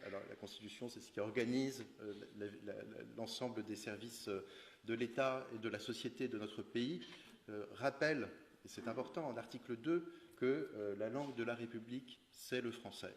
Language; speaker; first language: French; native; French